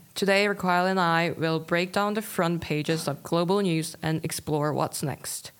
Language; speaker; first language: English; non-native, fluent; Korean